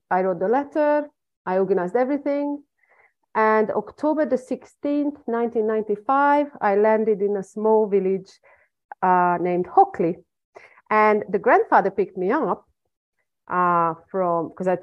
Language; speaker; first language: English; non-native, fluent; Hungarian